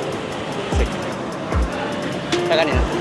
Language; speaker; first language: Filipino; native; Filipino